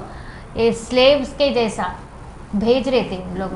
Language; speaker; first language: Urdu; non-native, local second language; Telugu